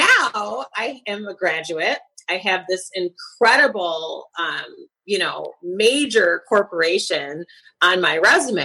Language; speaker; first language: English; native; English